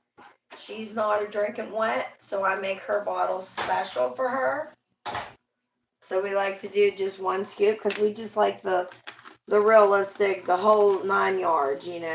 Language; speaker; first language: English; native; English